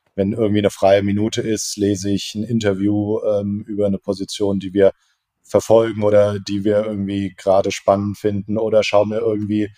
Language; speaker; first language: German; native; German